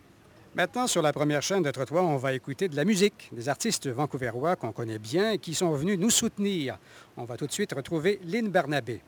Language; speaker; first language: French; native; French